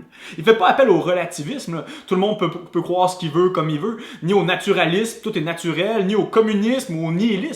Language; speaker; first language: French; native; French